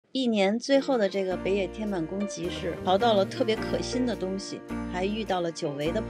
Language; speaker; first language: Chinese; native; Chinese